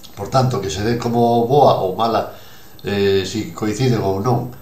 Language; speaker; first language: Spanish; non-native, local second language; Galician